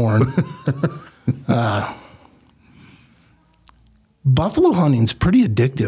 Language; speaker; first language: English; native; English